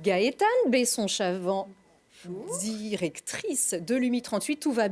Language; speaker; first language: French; native; French